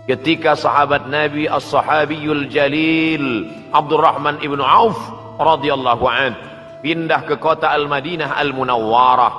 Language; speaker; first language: Malay; native; Malay